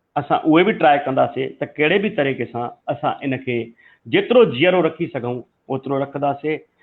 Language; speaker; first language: Sindhi; native; Sindhi